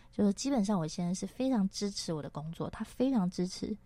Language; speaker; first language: Chinese; non-native, local second language; Hakka Chinese